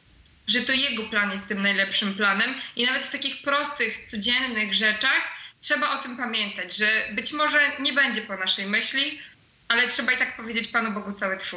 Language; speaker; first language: Polish; native; Polish